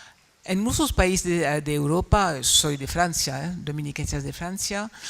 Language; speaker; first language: Spanish; non-native, fluent; French